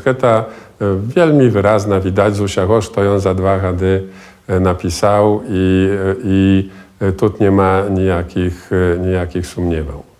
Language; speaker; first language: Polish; non-native, local second language; Belarusian